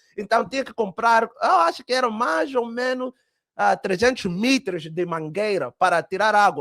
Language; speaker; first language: Portuguese; early bilingual, heritage; Portuguese